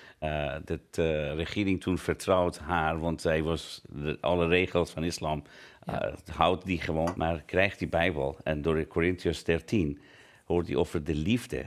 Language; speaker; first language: Dutch; non-native, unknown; Persian